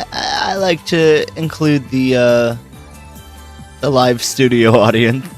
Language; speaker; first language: English; native; English